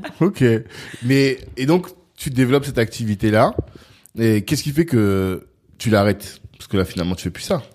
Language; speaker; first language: French; native; French